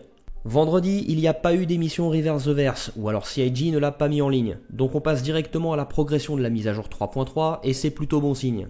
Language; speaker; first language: French; native; French